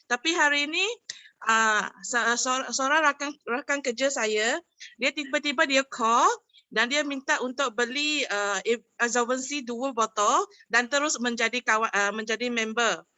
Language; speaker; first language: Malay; non-native, local second language; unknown